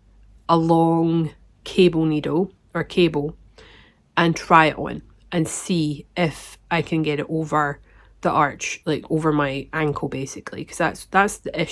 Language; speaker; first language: English; native; English